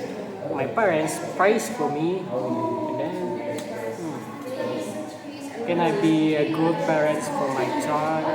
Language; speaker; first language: English; non-native, learner; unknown